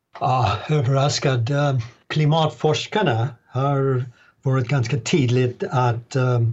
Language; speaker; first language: Swedish; non-native, fluent; English